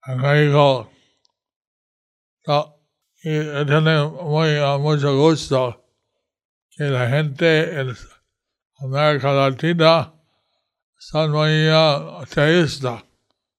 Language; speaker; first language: Spanish; non-native, learner; English